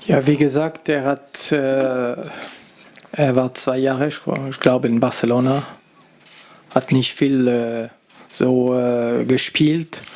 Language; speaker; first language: German; non-native, fluent; French